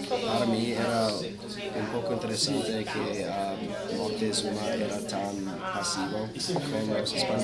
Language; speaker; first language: Spanish; non-native, fluent; English